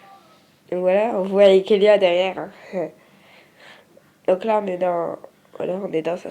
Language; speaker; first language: French; native; French